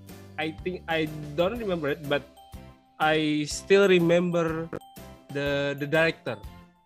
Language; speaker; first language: English; non-native, learner; Indonesian